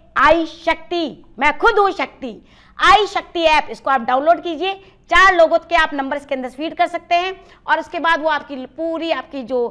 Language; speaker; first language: Hindi; native; Hindi